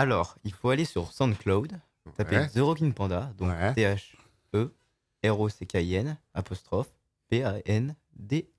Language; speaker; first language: French; native; French